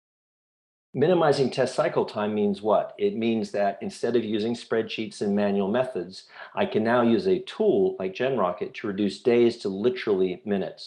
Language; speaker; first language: English; native; English